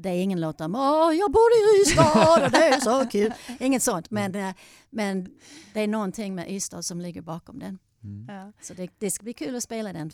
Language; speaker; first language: Swedish; non-native, fluent; English